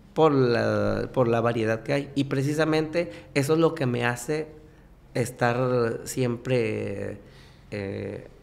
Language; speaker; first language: Spanish; native; Spanish